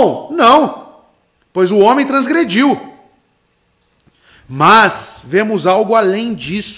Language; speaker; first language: Portuguese; native; Portuguese